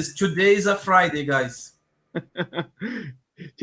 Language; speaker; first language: English; non-native, learner; Portuguese